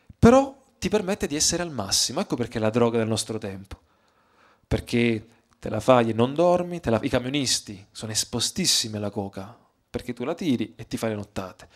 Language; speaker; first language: Italian; native; Italian